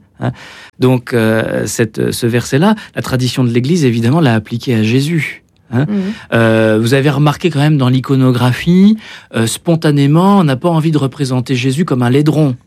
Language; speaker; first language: French; native; French